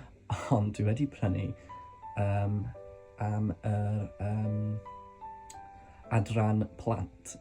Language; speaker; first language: Welsh; non-native, local second language; English